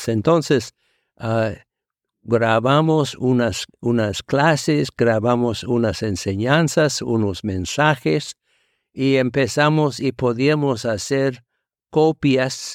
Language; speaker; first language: Spanish; non-native, fluent; English